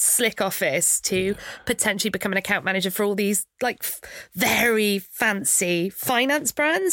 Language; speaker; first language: English; native; English